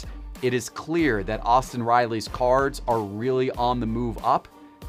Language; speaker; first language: English; native; English